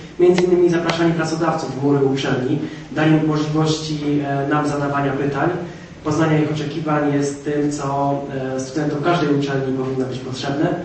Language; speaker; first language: Polish; native; Polish